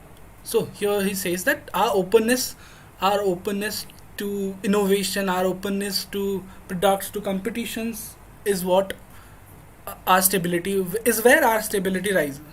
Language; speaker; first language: English; non-native, local second language; Hindi